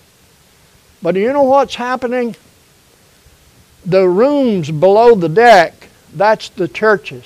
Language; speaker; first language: English; native; English